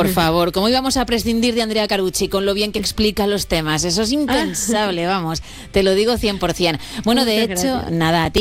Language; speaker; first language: Spanish; native; Spanish